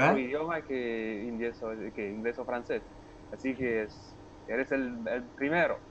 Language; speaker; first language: Spanish; non-native, fluent; French